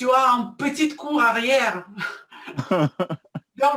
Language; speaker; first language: French; non-native, fluent; Russian